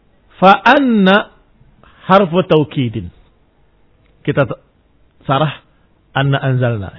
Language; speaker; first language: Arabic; non-native, fluent; Indonesian